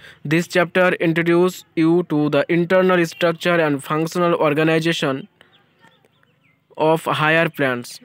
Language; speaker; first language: English; non-native, local second language; Bangla